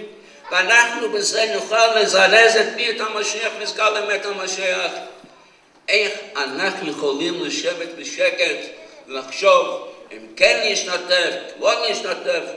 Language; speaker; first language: Hebrew; non-native, fluent; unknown